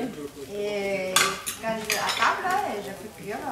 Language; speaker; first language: French; non-native, learner; Vietnamese